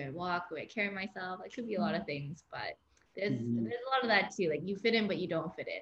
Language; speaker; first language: English; native; English